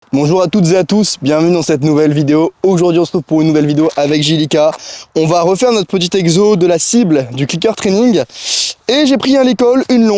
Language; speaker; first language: French; native; French